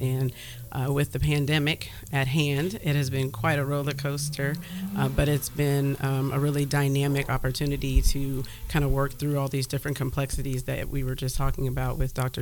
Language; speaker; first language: English; native; English